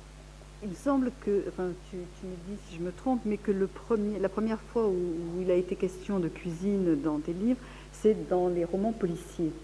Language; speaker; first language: French; native; French